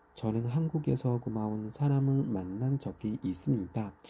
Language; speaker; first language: Korean; non-native, learner; Chinese